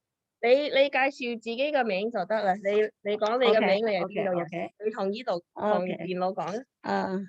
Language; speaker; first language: Chinese; early bilingual, other home language; Cantonese